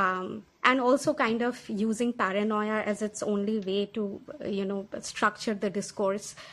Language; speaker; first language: English; non-native, local second language; Bangla